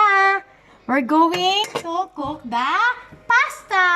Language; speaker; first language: English; non-native, learner; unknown